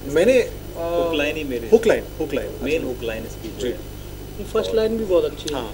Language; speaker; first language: Hindi; native; Hindi